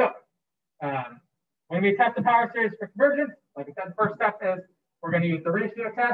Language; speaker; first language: English; native; English